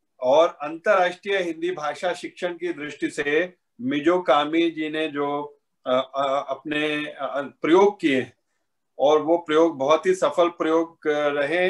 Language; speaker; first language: Hindi; native; Hindi